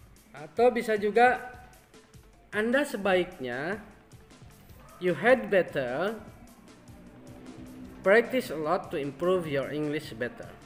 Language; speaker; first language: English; non-native, fluent; Indonesian